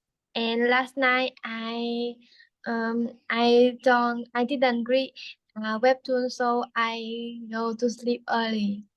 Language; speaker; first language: English; non-native, learner; Vietnamese